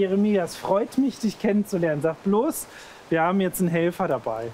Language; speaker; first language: German; native; German